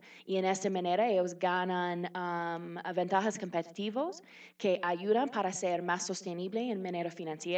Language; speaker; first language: Spanish; non-native, fluent; English